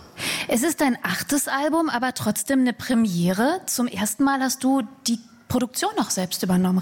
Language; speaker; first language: German; native; German